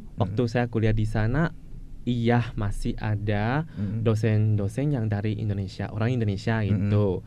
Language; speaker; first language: Indonesian; non-native, fluent; Chinese